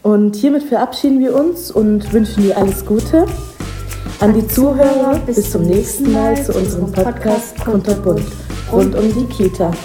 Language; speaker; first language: German; native; German